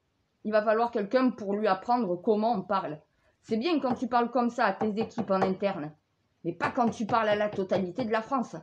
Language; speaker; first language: French; native; French